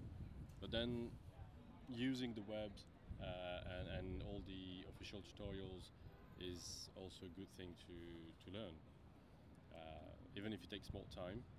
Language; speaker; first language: English; non-native, fluent; French